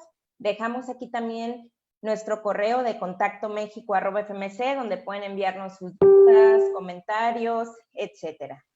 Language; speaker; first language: Spanish; native; Spanish